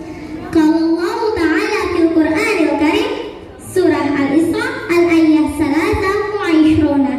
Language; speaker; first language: Arabic; non-native, learner; Indonesian